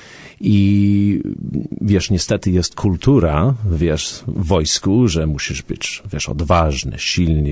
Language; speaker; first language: Polish; early bilingual, heritage; Polish